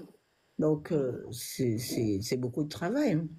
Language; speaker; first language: French; non-native, learner; Portuguese